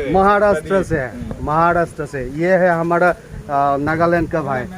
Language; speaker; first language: Hindi; non-native, local second language; Assamese